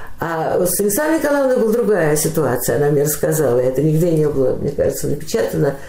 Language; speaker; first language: Russian; native; Russian